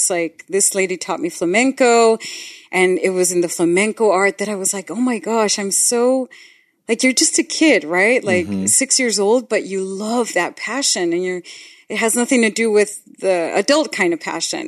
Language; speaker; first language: English; non-native, fluent; Spanish